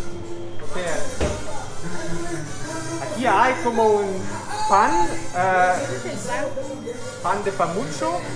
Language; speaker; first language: Spanish; non-native, learner; German